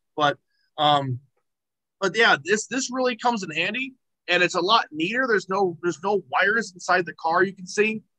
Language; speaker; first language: English; native; English